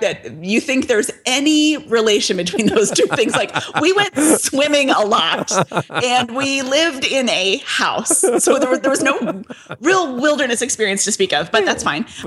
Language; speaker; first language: English; native; English